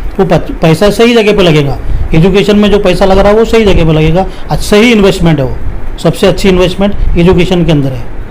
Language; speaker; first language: Hindi; non-native, local second language; Urdu